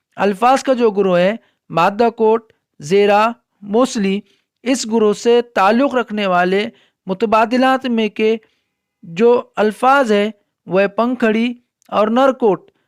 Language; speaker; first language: Urdu; native; Urdu